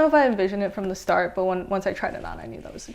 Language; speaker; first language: English; native; English